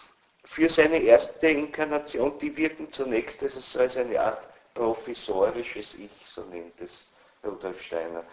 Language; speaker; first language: German; native; German